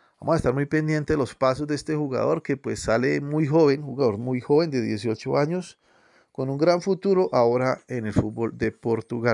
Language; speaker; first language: Spanish; native; Spanish